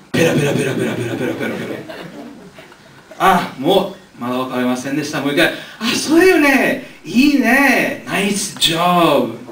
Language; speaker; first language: Japanese; non-native, learner; English